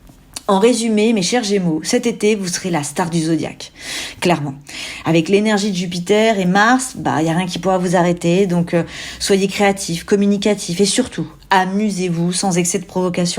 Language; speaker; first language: French; native; French